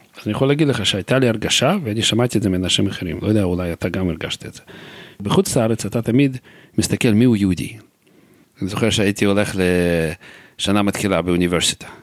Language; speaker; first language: Hebrew; non-native, fluent; Russian